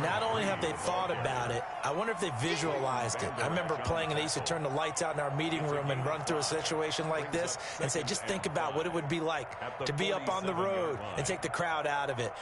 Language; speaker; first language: English; native; English